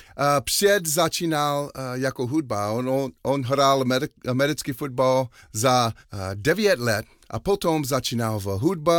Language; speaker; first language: Czech; non-native, learner; English